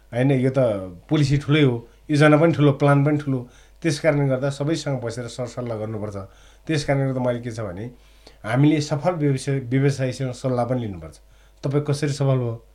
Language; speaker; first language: Nepali; native; Nepali